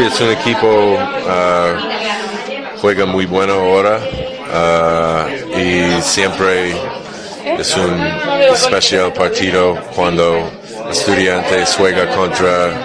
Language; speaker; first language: Spanish; non-native, learner; English